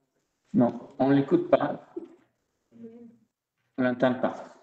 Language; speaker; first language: French; non-native, fluent; Italian